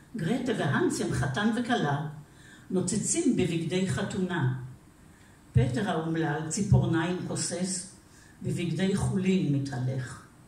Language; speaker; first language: Hebrew; native; Hebrew